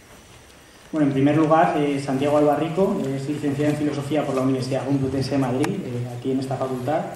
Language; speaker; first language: Spanish; native; Spanish